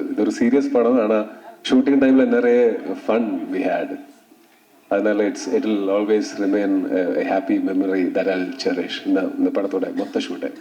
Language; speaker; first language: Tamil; non-native, learner; Malayalam